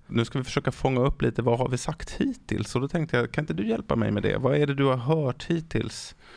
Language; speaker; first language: Swedish; native; Swedish